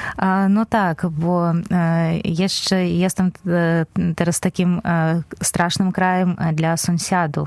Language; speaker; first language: Polish; non-native, fluent; Belarusian